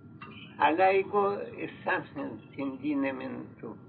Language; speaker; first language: Greek; non-native, fluent; Russian